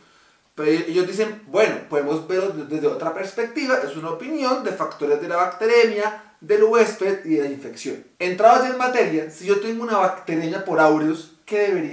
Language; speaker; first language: Spanish; native; Spanish